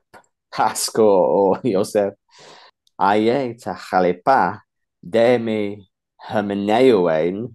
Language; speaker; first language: Greek; non-native, fluent; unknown